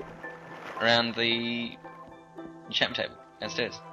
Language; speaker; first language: English; native; English